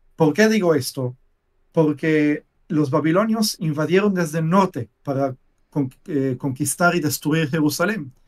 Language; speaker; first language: Spanish; non-native, fluent; Hebrew